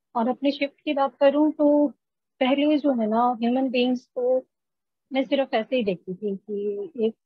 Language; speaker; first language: Hindi; native; Hindi